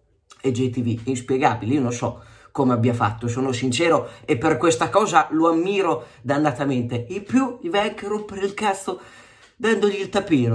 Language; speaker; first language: Italian; native; Italian